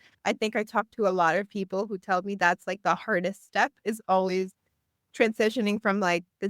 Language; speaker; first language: English; native; English